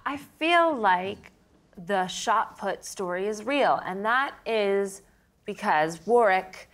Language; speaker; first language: English; native; English